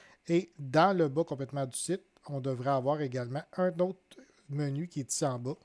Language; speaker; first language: French; native; French